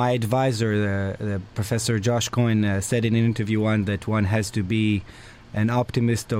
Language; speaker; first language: English; non-native, fluent; Hebrew